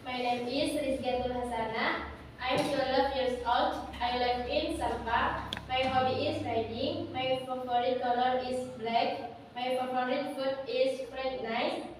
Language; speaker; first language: English; non-native, learner; Indonesian